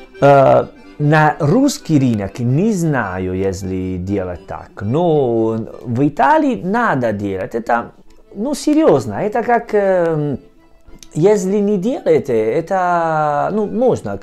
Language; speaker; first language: Russian; non-native, learner; Italian